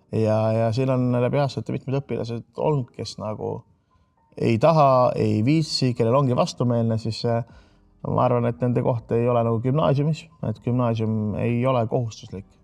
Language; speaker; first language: Estonian; native; Estonian